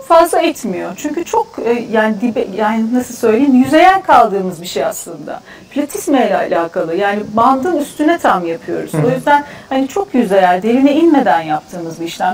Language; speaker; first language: Turkish; native; Turkish